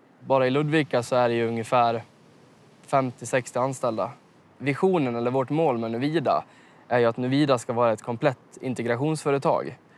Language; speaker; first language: Swedish; native; Swedish